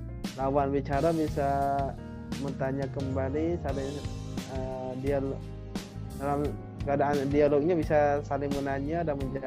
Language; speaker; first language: Indonesian; non-native, learner; Thai